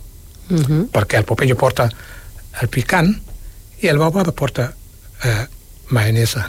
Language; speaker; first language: Catalan; non-native, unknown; Wolof